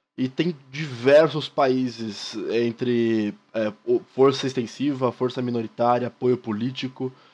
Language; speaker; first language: Portuguese; native; Portuguese